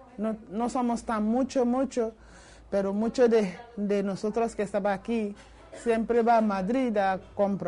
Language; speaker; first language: Spanish; non-native, learner; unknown